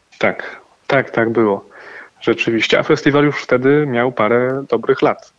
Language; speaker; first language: Polish; native; Polish